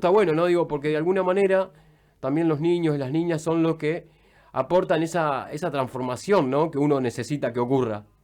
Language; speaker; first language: Spanish; native; Spanish